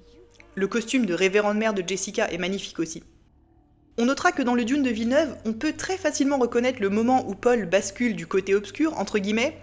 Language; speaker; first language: French; native; French